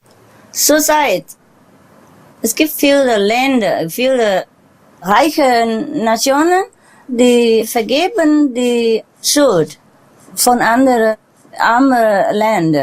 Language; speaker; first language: German; non-native, learner; Vietnamese